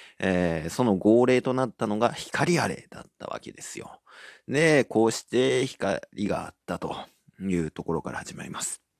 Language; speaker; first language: Japanese; native; Japanese